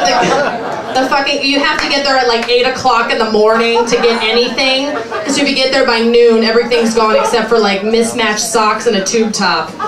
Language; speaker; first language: English; native; English